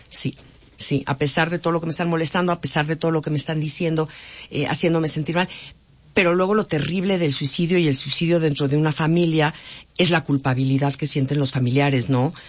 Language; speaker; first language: Spanish; native; Spanish